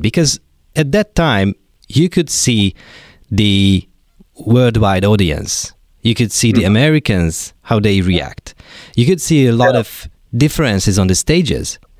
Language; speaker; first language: English; non-native, fluent; Hungarian